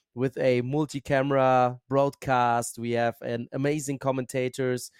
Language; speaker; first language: English; non-native, fluent; German